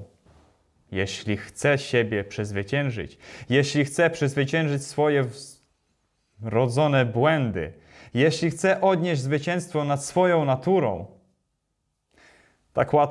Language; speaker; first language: Polish; non-native, fluent; Ukrainian